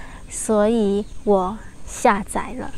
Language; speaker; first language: Chinese; non-native, learner; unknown